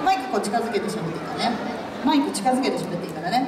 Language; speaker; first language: Japanese; native; Japanese